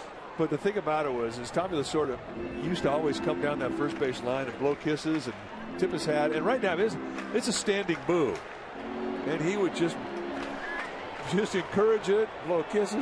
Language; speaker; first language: English; native; English